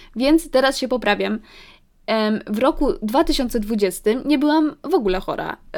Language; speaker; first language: Polish; early bilingual, heritage; Polish